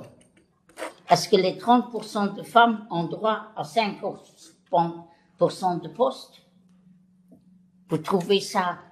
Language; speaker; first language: French; non-native, local second language; Luxembourgish